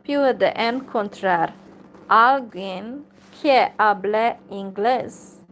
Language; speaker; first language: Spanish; non-native, learner; Hungarian